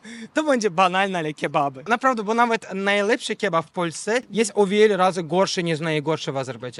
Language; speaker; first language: Polish; non-native, fluent; Azerbaijani